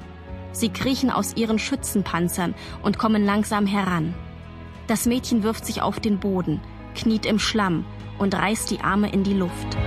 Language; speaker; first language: German; native; German